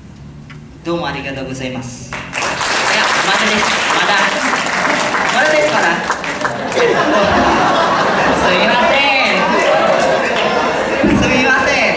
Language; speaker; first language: Japanese; non-native, learner; Filipino